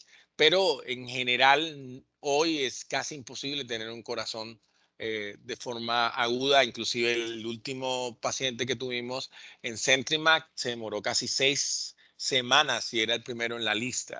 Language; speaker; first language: Spanish; native; Spanish